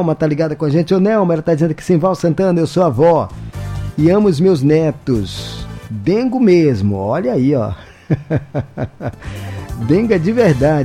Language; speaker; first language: Portuguese; native; Portuguese